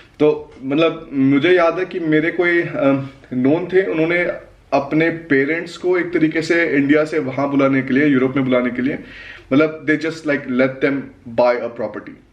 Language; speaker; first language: Hindi; native; Hindi